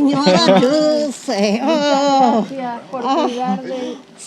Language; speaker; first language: Spanish; non-native, learner; English